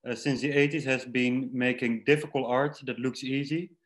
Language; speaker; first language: English; non-native, fluent; Dutch